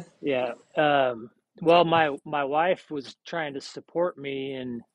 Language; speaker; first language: English; native; English